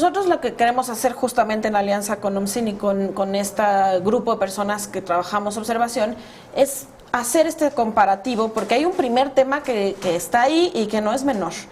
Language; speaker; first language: Spanish; native; Spanish